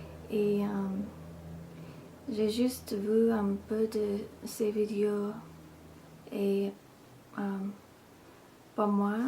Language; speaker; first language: French; non-native, fluent; English